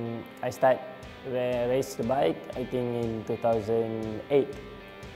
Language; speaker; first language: English; non-native, learner; Malay